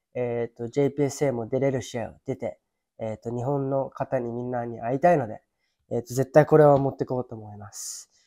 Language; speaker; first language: Japanese; early bilingual, other home language; English